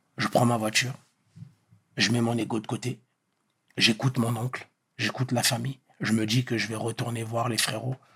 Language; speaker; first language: French; early bilingual, other home language; Lingala